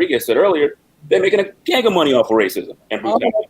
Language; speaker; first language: English; native; English